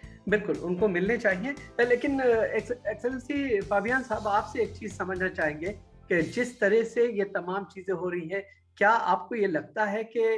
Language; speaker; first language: Hindi; native; Hindi